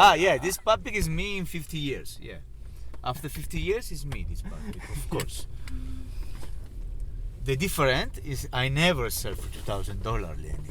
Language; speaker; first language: English; non-native, learner; Italian